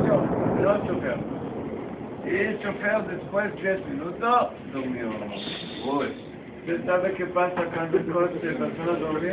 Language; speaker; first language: Portuguese; non-native, learner; Spanish